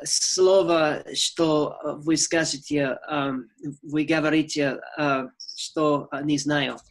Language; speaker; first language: Russian; non-native, learner; English